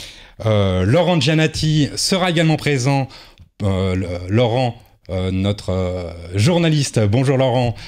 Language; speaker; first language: French; native; French